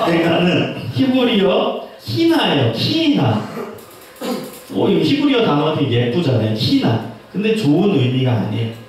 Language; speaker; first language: Korean; native; Korean